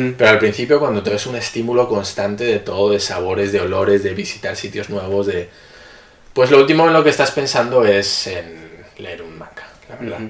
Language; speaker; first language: Spanish; native; Spanish